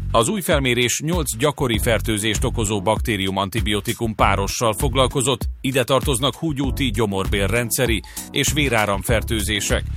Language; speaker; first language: Hungarian; native; Hungarian